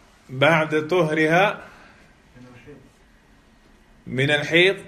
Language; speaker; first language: Arabic; non-native, fluent; French